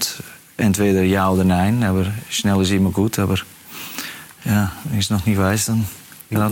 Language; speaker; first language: German; non-native, fluent; Dutch